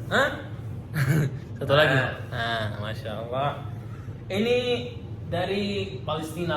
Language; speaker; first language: Indonesian; non-native, learner; Arabic